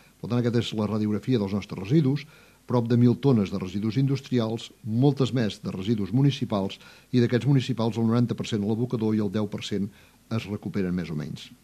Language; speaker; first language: Catalan; native; Catalan